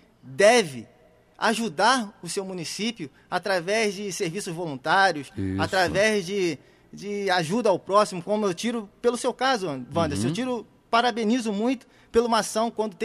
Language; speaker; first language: Portuguese; native; Portuguese